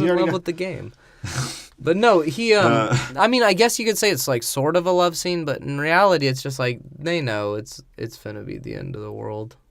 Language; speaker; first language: English; native; English